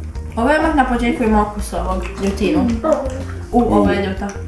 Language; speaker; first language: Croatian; early bilingual, heritage; English